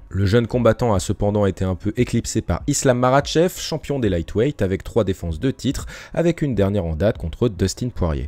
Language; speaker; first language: French; native; French